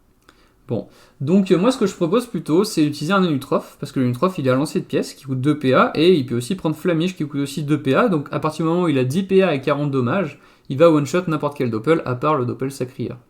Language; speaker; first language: French; native; French